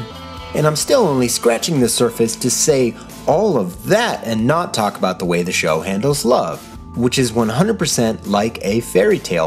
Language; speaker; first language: English; native; English